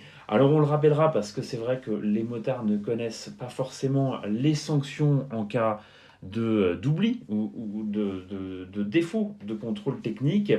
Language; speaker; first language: French; native; French